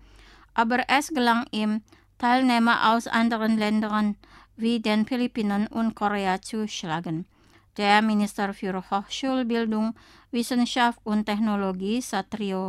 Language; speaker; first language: German; non-native, fluent; Indonesian